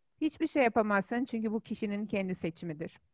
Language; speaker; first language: Turkish; native; Turkish